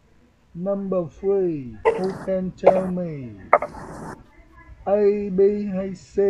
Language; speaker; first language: English; non-native, fluent; Vietnamese